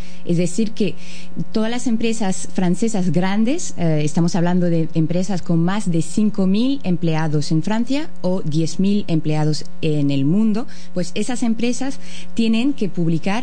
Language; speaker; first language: Spanish; non-native, fluent; French